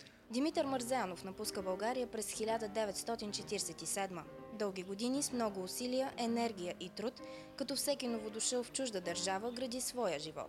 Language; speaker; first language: Bulgarian; native; Bulgarian